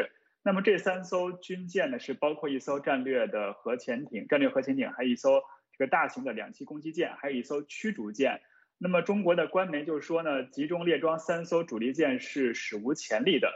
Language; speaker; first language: Chinese; native; Chinese